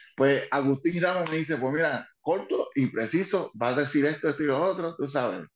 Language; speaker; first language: Spanish; early bilingual, heritage; Spanish